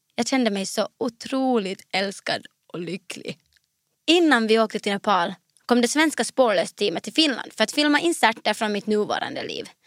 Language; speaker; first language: Swedish; native; Swedish